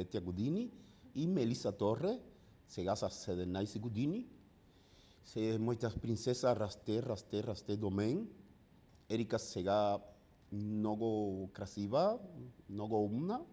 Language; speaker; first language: Bulgarian; non-native, learner; Spanish